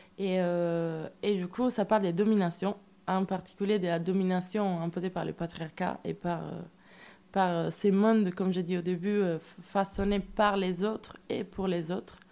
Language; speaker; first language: French; non-native, fluent; Italian